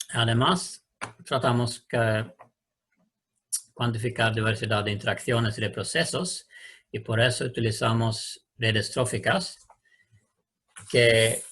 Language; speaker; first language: Spanish; non-native, learner; Swedish